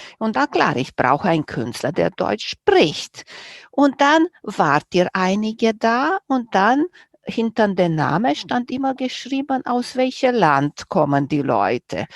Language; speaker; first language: German; non-native, fluent; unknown